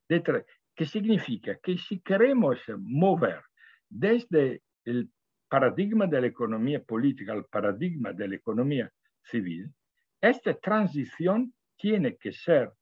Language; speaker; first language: Spanish; non-native, fluent; Italian